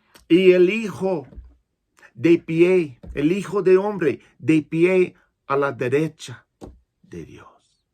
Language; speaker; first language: Spanish; non-native, fluent; English